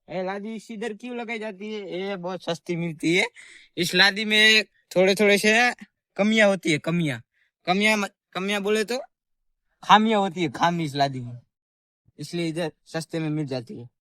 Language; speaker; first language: Hindi; non-native, local second language; Gujarati